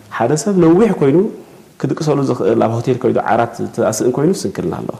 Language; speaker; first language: Tigrinya; native; Tigrinya